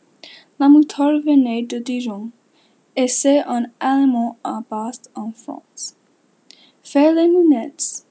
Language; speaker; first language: French; non-native, learner; English